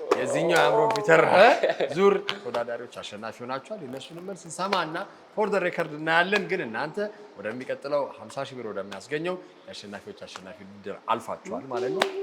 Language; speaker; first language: Amharic; native; Amharic